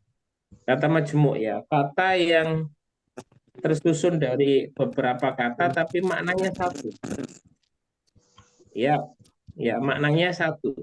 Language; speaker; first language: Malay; non-native, local second language; Javanese